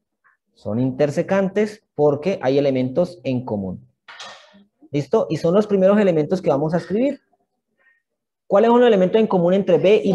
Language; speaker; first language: Spanish; native; Spanish